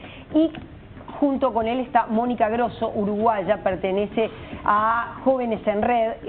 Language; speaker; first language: Spanish; native; Spanish